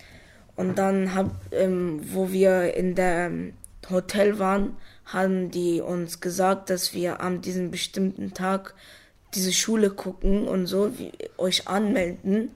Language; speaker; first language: German; early bilingual, other home language; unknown